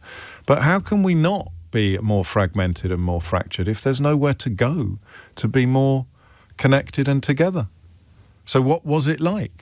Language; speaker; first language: English; native; English